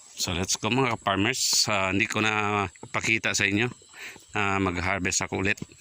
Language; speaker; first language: Filipino; non-native, local second language; Chavacano